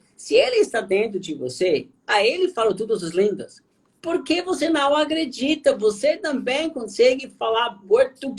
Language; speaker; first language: Portuguese; non-native, fluent; German